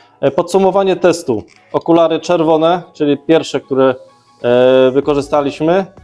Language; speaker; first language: Polish; native; Polish